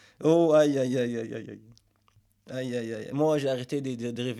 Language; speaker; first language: French; non-native, learner; Arabic